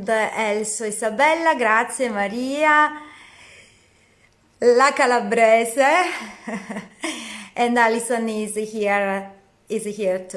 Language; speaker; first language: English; non-native, fluent; Italian